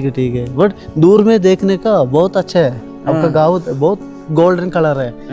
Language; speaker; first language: Hindi; non-native, learner; Malayalam